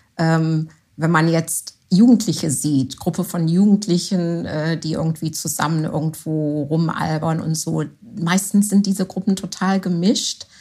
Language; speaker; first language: German; non-native, fluent; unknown